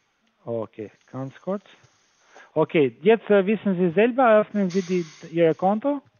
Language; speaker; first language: German; non-native, fluent; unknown